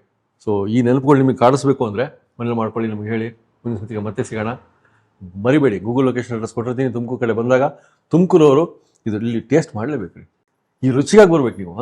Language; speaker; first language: Kannada; native; Kannada